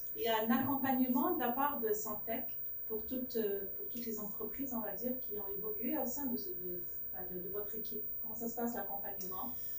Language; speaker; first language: French; non-native, local second language; Kabyle